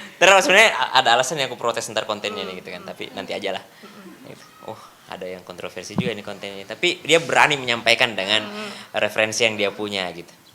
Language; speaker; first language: Indonesian; native; Indonesian